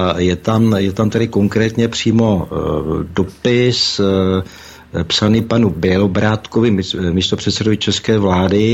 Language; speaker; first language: Czech; native; Czech